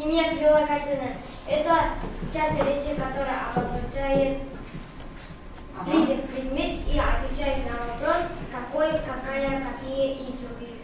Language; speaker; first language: Russian; non-native, local second language; Kazakh